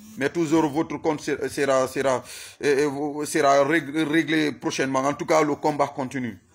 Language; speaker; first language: French; non-native, local second language; Susu